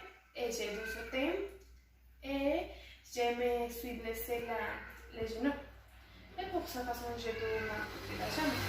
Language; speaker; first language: French; non-native, learner; Spanish